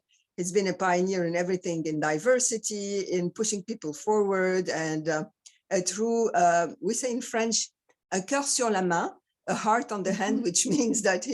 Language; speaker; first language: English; non-native, fluent; French